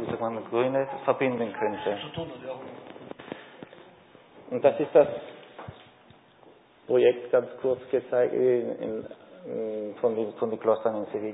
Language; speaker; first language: German; non-native, fluent; Spanish